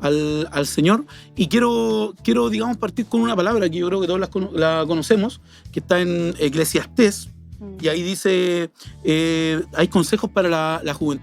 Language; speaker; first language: Spanish; native; Spanish